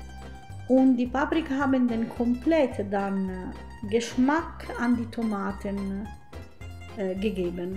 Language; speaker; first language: German; non-native, fluent; Italian